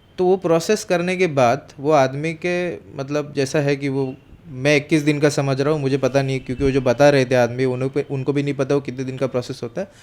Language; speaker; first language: Hindi; non-native, local second language; Marathi